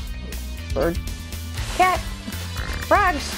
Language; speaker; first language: English; native; English